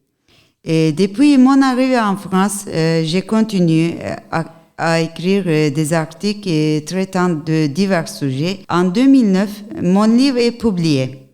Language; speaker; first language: French; non-native, learner; Turkish